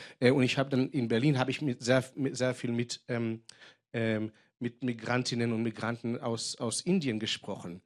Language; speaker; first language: German; non-native, fluent; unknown